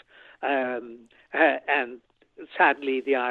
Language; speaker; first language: English; non-native, local second language; Bangla